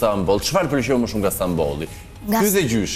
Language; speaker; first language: Albanian; native; Albanian